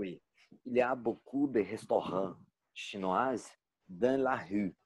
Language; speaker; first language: French; non-native, learner; Portuguese